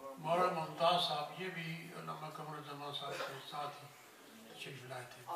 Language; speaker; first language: Urdu; non-native, local second language; Punjabi